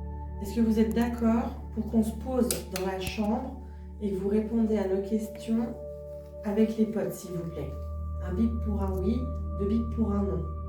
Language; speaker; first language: French; native; French